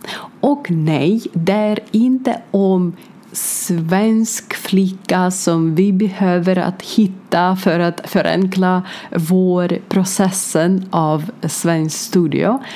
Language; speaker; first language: Swedish; non-native, learner; Ukrainian